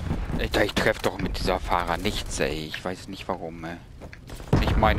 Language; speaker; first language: German; native; German